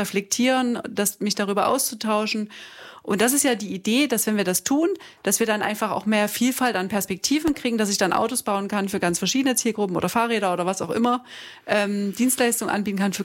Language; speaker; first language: German; native; German